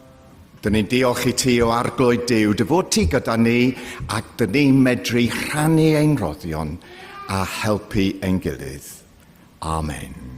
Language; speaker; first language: Welsh; non-native, fluent; English